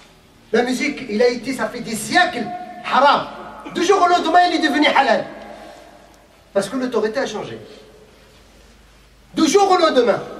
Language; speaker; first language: French; non-native, fluent; Arabic